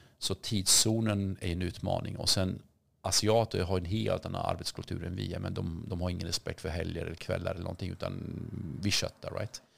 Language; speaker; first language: Swedish; early bilingual, other home language; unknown